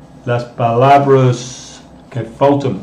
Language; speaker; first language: Spanish; non-native, fluent; English